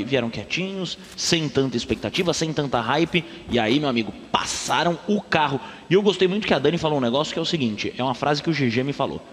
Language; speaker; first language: Portuguese; native; Portuguese